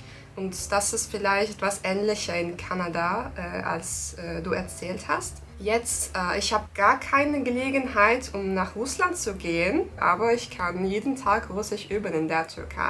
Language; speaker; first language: German; non-native, learner; Turkish